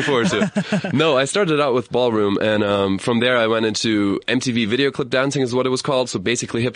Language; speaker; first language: English; non-native, fluent; German